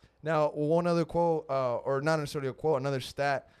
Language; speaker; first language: English; early bilingual, other home language; Spanish